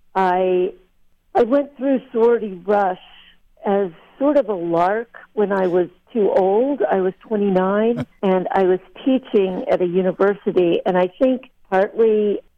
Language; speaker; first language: English; early bilingual, other home language; Lithuanian